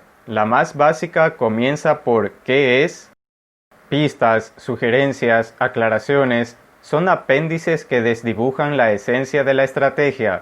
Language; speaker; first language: Spanish; native; Spanish